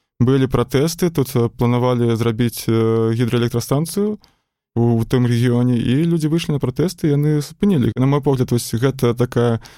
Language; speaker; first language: Belarusian; non-native, local second language; Russian